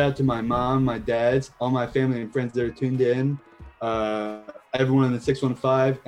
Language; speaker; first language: English; native; English